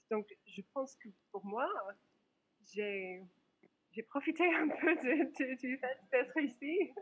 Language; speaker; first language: French; non-native, fluent; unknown